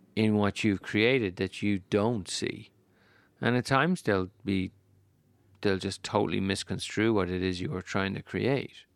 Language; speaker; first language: English; native; English